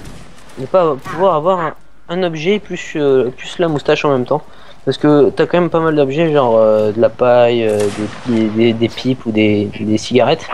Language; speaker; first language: French; native; French